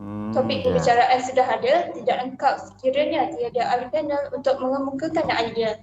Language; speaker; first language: Malay; native; Malay